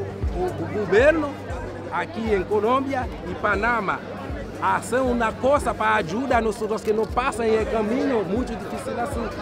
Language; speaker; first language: Portuguese; non-native, learner; Haitian Creole